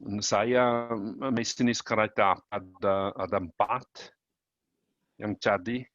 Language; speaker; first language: Indonesian; non-native, learner; German